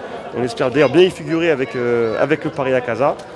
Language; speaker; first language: French; native; French